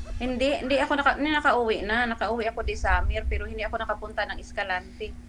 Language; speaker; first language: Filipino; non-native, local second language; Cebuano